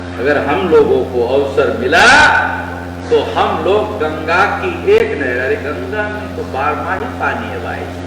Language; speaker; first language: Hindi; non-native, local second language; Marathi